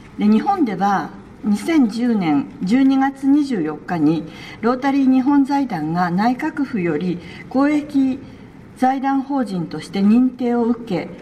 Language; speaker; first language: Japanese; native; Japanese